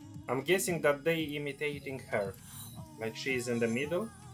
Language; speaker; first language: English; non-native, fluent; Romanian